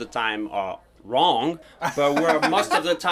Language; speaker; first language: English; non-native, fluent; French